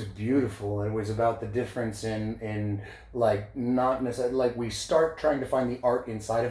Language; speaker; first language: English; native; English